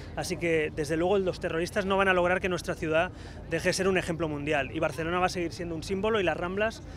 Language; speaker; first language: Spanish; native; Spanish